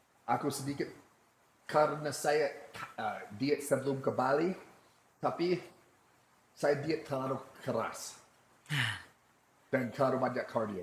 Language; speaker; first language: Indonesian; non-native, fluent; English